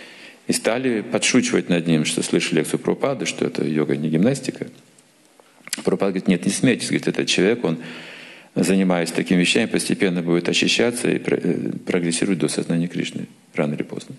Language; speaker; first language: Russian; native; Russian